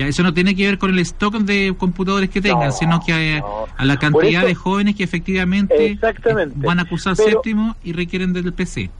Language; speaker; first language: Spanish; native; Spanish